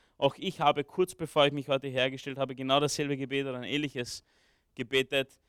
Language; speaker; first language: German; early bilingual, other home language; Romanian